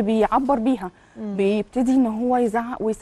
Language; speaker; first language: Arabic; native; Arabic